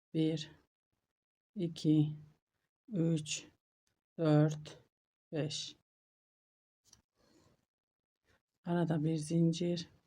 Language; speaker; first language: Turkish; native; Turkish